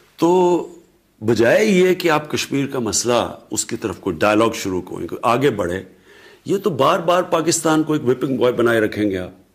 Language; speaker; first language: Urdu; native; Urdu